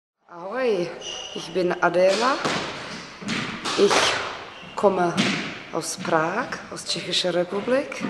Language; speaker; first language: German; non-native, fluent; Czech